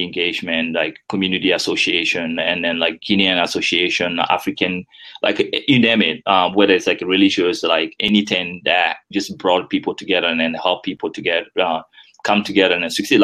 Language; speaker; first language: English; non-native, fluent; French